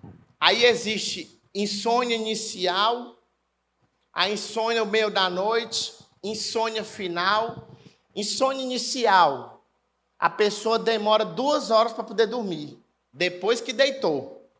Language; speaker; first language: Portuguese; native; Portuguese